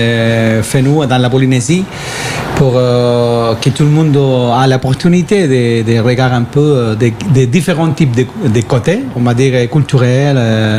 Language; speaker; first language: French; non-native, fluent; Spanish